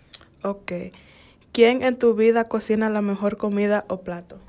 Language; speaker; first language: Spanish; early bilingual, heritage; Spanish